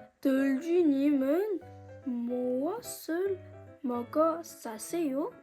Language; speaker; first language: Korean; early bilingual, heritage; French